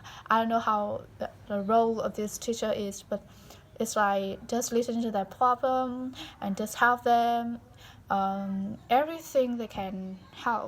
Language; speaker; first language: English; non-native, learner; Vietnamese